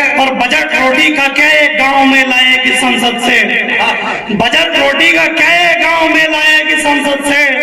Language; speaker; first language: Hindi; native; Hindi